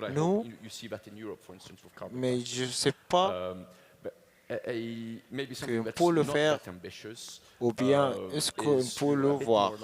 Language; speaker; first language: French; non-native, learner; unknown